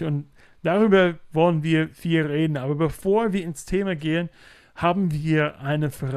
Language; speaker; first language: German; non-native, fluent; English